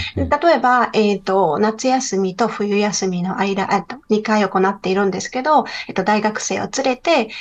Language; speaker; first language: Japanese; non-native, fluent; Spanish